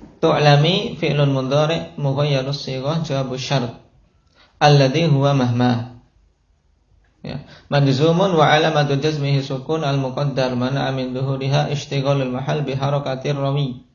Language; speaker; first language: Arabic; non-native, fluent; Indonesian